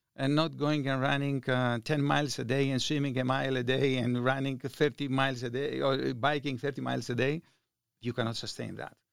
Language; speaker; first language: English; non-native, fluent; Greek